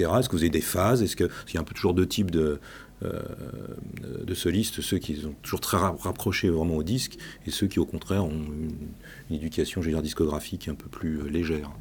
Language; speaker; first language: French; native; French